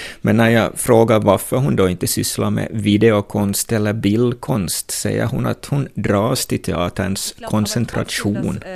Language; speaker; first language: Swedish; native; Swedish